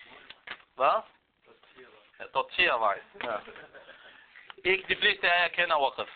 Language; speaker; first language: Danish; non-native, fluent; Arabic